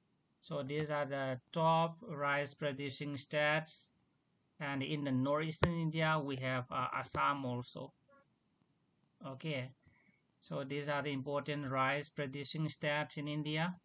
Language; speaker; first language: English; non-native, local second language; Manipuri